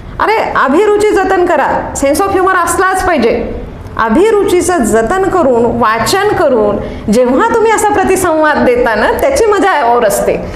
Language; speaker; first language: Marathi; native; Marathi